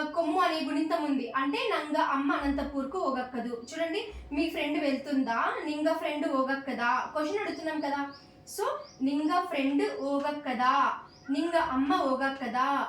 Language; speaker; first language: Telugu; non-native, local second language; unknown